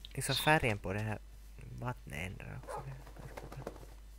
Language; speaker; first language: Swedish; non-native, local second language; Finnish